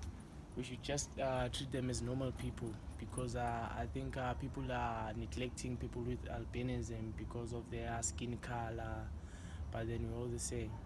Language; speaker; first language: English; non-native, local second language; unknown